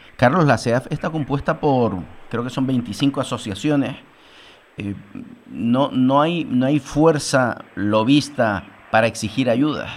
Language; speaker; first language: Spanish; native; Spanish